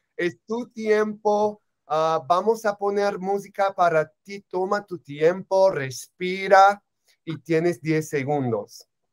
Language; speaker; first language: Spanish; non-native, learner; English